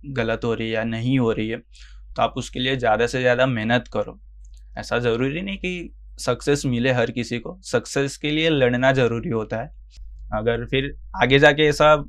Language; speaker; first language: Hindi; non-native, local second language; Gujarati